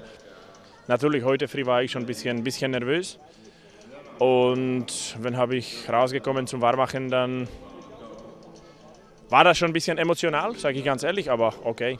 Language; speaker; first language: German; non-native, fluent; Slovak